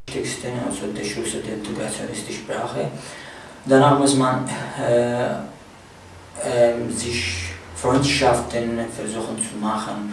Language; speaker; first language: German; non-native, fluent; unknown